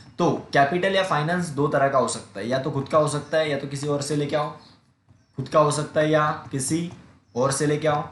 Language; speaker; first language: Hindi; non-native, local second language; Marathi